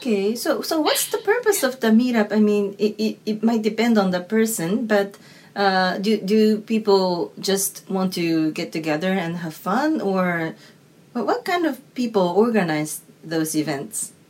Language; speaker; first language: English; non-native, fluent; Japanese